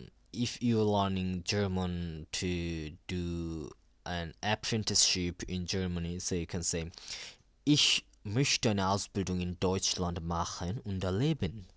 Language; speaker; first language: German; non-native, learner; Bangla